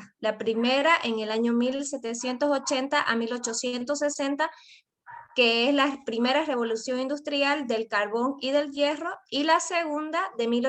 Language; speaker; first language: Spanish; native; Spanish